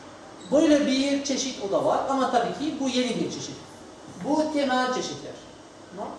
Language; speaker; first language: Turkish; non-native, learner; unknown